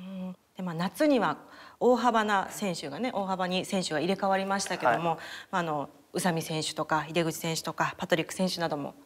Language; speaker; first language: Japanese; native; Japanese